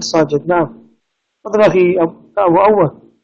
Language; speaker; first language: Arabic; non-native, fluent; English